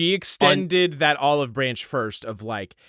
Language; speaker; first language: English; native; English